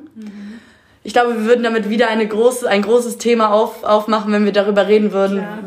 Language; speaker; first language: German; native; German